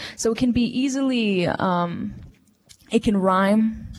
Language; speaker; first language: English; early bilingual, other home language; Spanish